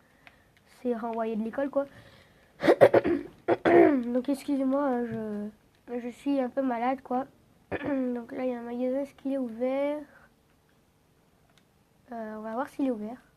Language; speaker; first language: French; native; French